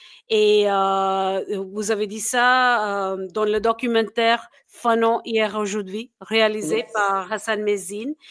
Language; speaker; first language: French; non-native, fluent; English